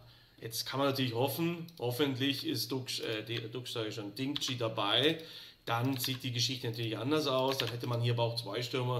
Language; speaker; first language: German; native; German